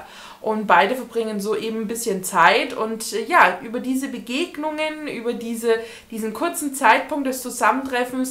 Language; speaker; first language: German; native; German